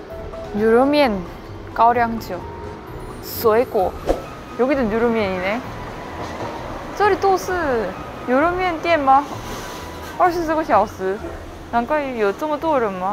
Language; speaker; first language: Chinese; non-native, fluent; Korean